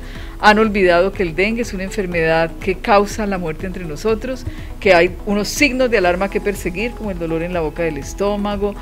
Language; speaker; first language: Spanish; native; Spanish